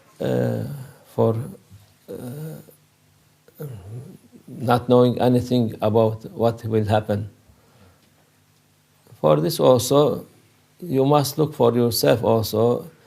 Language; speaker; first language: English; non-native, learner; Turkish